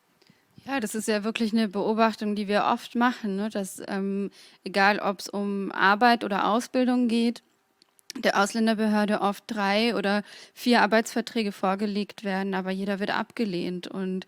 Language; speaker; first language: German; native; German